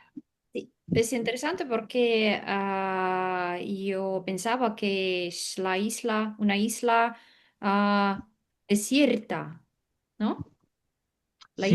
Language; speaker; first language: Spanish; non-native, learner; Russian